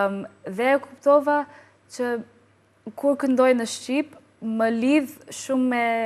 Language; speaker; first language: Albanian; non-native, learner; English